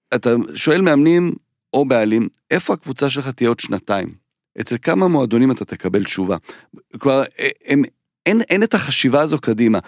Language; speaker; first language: Hebrew; native; Hebrew